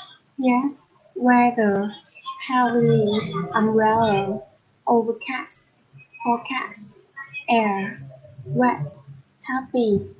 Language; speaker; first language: English; non-native, learner; Vietnamese